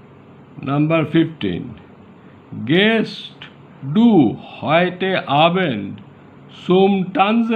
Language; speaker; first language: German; non-native, fluent; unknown